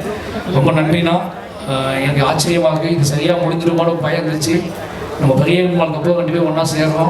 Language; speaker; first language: Tamil; native; Tamil